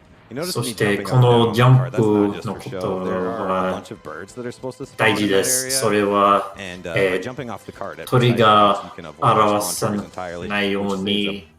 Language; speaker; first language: Japanese; non-native, learner; English